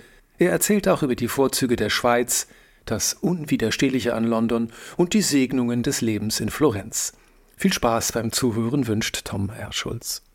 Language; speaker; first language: German; native; German